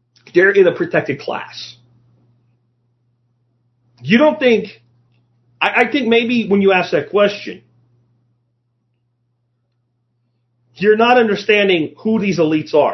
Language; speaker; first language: English; native; English